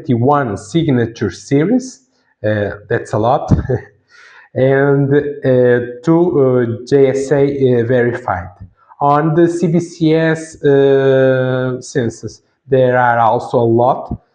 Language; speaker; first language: English; non-native, fluent; Portuguese